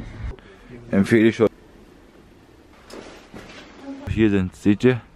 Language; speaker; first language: German; early bilingual, other home language; Turkish